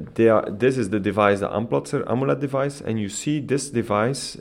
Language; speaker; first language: English; non-native, fluent; Dutch